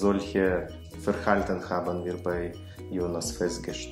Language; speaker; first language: German; non-native, fluent; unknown